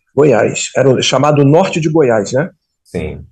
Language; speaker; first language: Portuguese; native; Portuguese